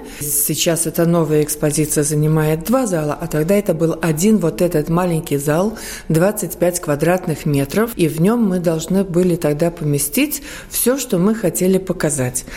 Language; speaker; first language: Russian; non-native, local second language; Latvian